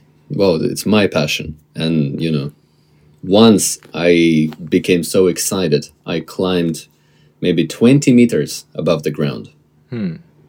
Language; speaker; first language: English; non-native, fluent; Russian